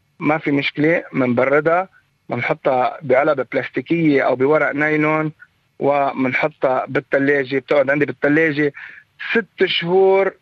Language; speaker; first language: Arabic; native; Arabic